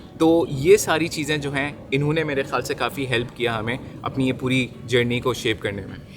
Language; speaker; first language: Urdu; native; Urdu